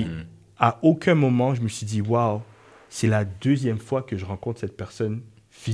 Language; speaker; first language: French; native; French